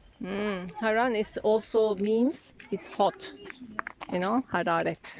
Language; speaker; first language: English; non-native, learner; Turkish